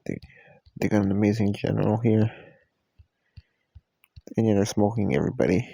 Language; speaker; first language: English; native; English